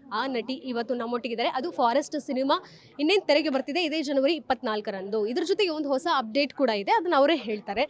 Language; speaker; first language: Kannada; native; Kannada